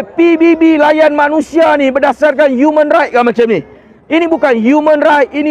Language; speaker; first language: Malay; native; Malay